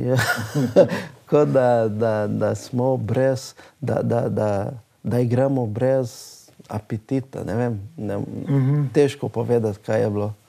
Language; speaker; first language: Slovenian; non-native, learner; Portuguese